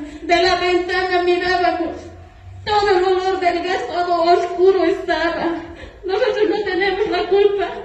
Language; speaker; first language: Spanish; native; Spanish